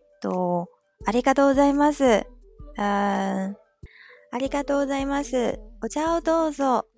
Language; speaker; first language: Japanese; non-native, fluent; Chinese